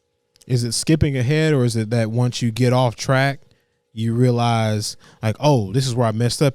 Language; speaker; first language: English; native; English